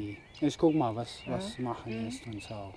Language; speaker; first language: German; non-native, fluent; English